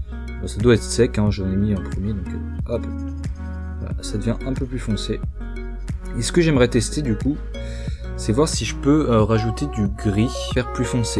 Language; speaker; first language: French; native; French